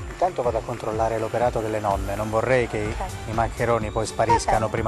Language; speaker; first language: Italian; native; Italian